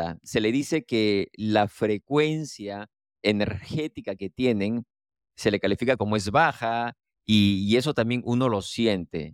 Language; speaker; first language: Spanish; native; Spanish